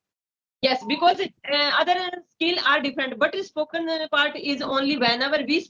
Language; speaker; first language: English; non-native, learner; Hindi